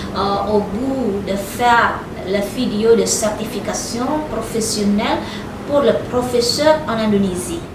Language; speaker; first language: French; non-native, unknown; Indonesian